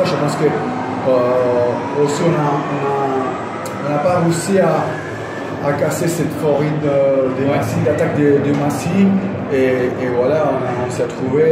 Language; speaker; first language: French; non-native, fluent; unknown